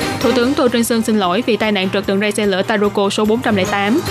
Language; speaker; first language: Vietnamese; native; Vietnamese